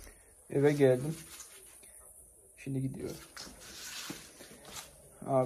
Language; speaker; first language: Turkish; native; Turkish